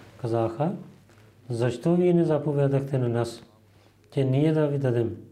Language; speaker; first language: Bulgarian; non-native, fluent; Urdu